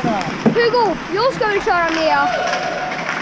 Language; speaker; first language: Swedish; native; Swedish